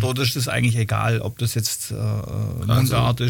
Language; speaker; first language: German; native; German